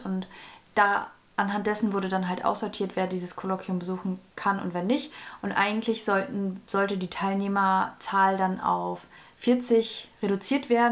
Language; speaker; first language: German; native; German